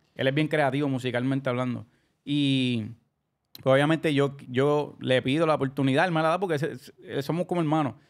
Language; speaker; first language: Spanish; native; Spanish